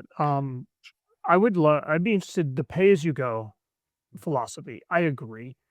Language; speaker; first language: English; native; English